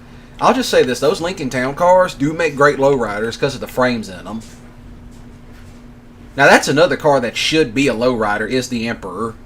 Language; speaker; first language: English; native; English